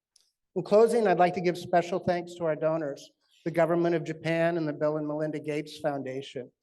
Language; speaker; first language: English; native; English